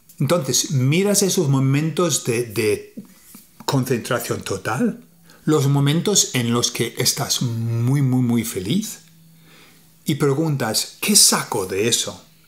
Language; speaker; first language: Spanish; non-native, fluent; English